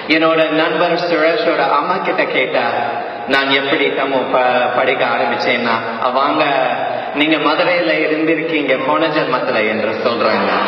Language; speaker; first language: Tamil; non-native, fluent; English